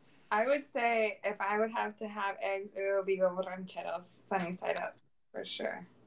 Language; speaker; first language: English; early bilingual, other home language; Spanish